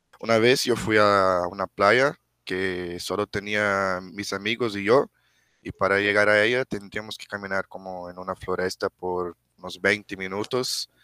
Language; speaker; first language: Spanish; non-native, fluent; Portuguese